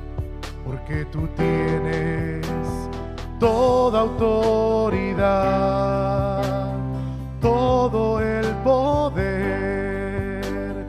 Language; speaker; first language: Spanish; native; Spanish